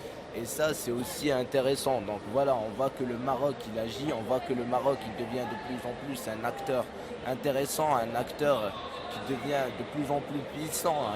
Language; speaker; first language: French; non-native, local second language; Arabic